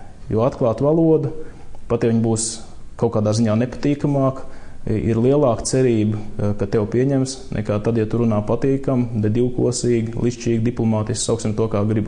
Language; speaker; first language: Latvian; native; Latvian